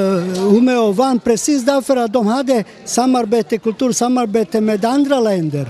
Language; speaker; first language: Swedish; non-native, fluent; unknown